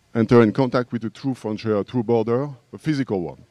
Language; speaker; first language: English; non-native, learner; French